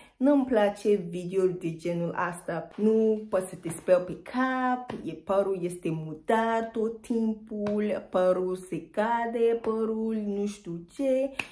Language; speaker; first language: Romanian; non-native, learner; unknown